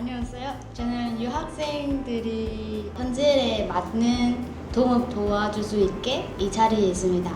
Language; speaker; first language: Korean; non-native, learner; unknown